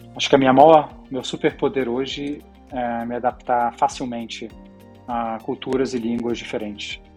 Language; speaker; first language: Portuguese; native; Portuguese